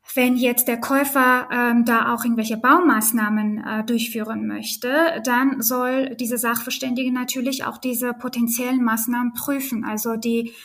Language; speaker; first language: German; non-native, fluent; Armenian